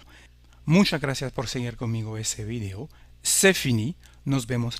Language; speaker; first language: Spanish; non-native, fluent; French